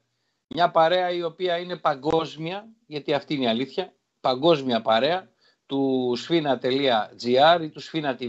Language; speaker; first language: Greek; native; Greek